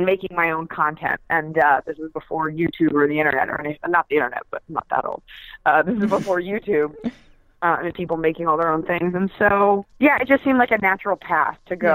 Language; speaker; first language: English; native; English